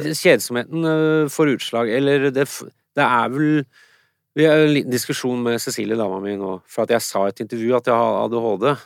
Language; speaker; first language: Norwegian; early bilingual, other home language; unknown